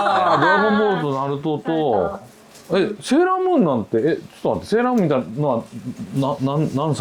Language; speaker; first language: Japanese; native; Japanese